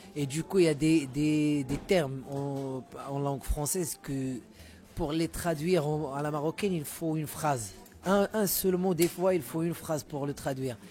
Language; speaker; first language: French; non-native, local second language; Arabic